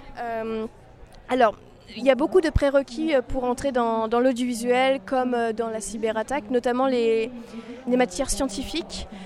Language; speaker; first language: French; native; French